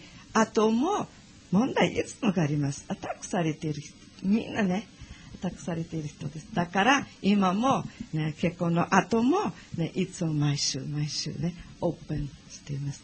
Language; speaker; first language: Japanese; non-native, learner; English